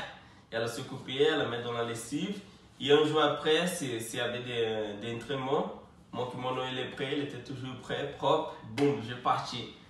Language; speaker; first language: French; non-native, fluent; Portuguese